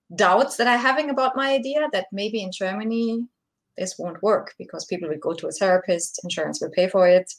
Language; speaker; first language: English; non-native, fluent; German